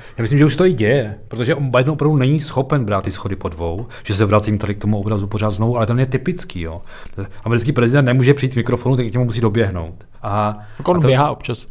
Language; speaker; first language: Czech; native; Czech